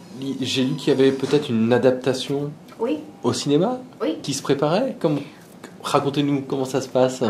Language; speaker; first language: French; native; French